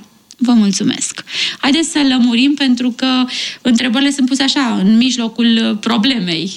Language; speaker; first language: Romanian; native; Romanian